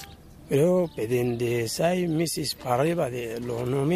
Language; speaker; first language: Spanish; non-native, learner; Arabic